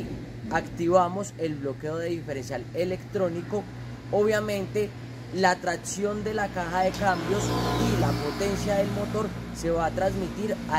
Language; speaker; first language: Spanish; native; Spanish